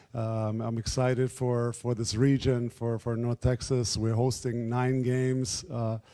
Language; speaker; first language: English; non-native, fluent; German